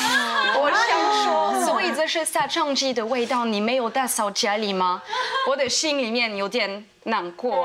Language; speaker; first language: Chinese; non-native, fluent; French